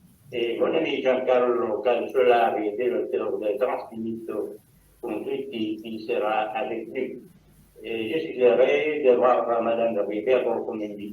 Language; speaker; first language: French; non-native, learner; Italian